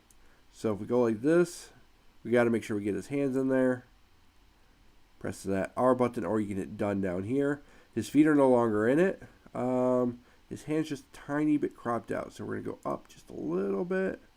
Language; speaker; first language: English; native; English